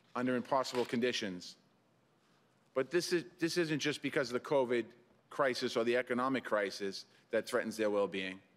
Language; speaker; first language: English; native; English